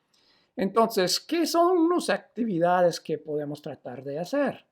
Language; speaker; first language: Spanish; non-native, fluent; English